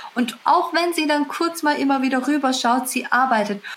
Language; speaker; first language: German; early bilingual, other home language; Russian